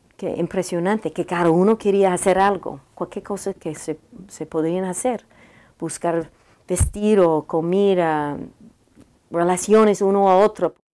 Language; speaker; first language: Spanish; non-native, learner; English